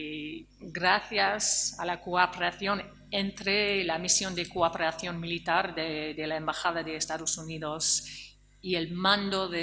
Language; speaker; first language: Spanish; non-native, fluent; English